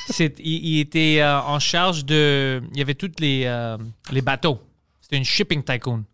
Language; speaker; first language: French; non-native, fluent; Greek